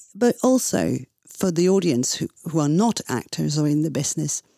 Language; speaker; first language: English; non-native, fluent; Danish